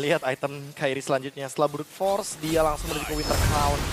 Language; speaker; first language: Indonesian; native; Indonesian